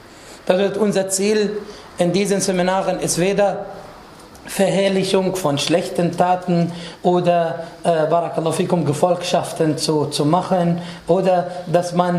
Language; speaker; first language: German; non-native, fluent; Arabic